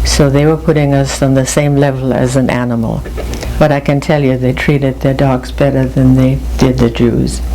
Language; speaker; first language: English; early bilingual, other home language; German